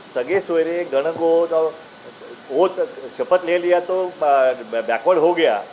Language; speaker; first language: Hindi; non-native, local second language; Marathi